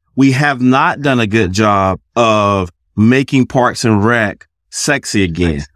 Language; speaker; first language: English; native; English